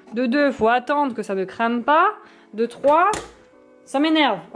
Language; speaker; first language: French; native; French